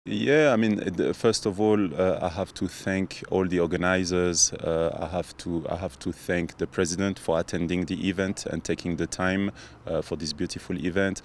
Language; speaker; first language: English; non-native, fluent; French